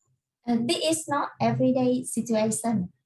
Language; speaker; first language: English; non-native, learner; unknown